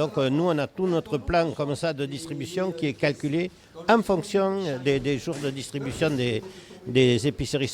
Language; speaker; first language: French; native; French